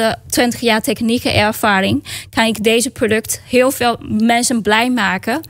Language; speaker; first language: Dutch; non-native, fluent; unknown